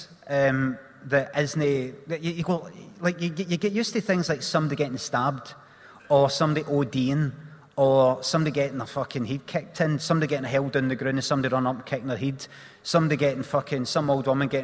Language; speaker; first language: English; native; English